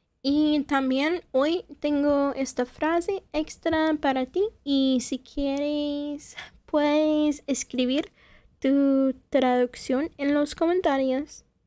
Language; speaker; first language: Spanish; non-native, fluent; English